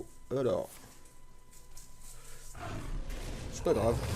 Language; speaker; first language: French; native; French